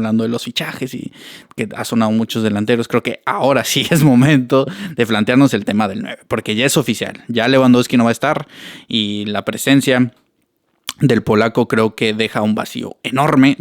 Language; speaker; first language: Spanish; native; Spanish